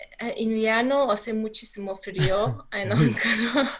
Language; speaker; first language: Spanish; non-native, learner; Turkish